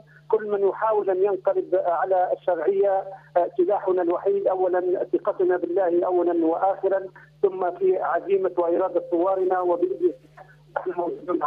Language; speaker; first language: Arabic; native; Arabic